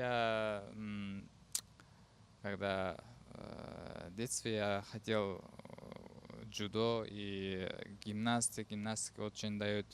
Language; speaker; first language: Russian; non-native, learner; Uzbek